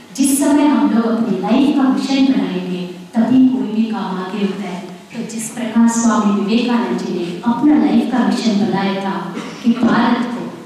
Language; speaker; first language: Hindi; native; Hindi